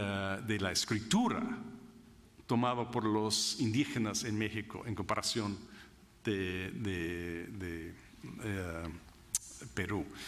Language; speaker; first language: Spanish; non-native, fluent; English